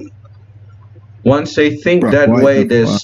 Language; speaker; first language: English; native; English